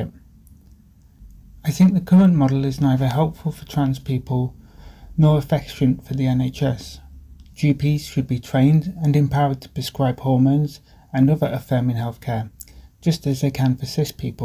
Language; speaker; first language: English; native; English